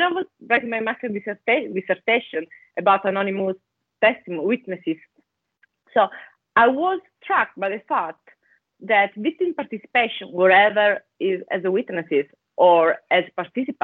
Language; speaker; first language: English; non-native, fluent; Italian